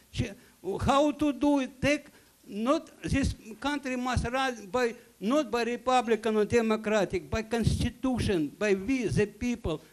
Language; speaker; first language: English; non-native, learner; Russian